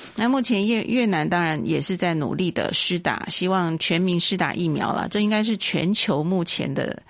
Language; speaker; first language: Chinese; native; Chinese